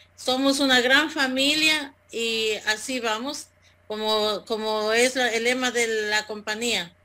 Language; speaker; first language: Spanish; native; Spanish